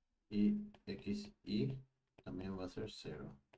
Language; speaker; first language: Spanish; native; Spanish